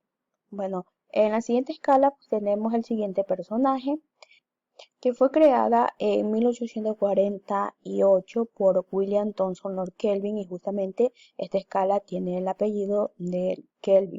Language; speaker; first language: Spanish; native; Spanish